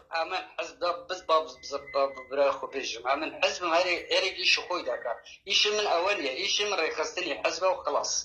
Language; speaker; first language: Central Kurdish; non-native, local second language; Kurdish